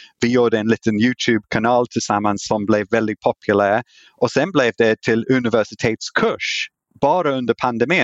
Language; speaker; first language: Swedish; non-native, fluent; English